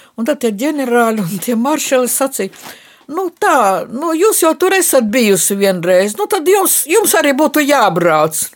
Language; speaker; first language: Latvian; non-native, local second language; Russian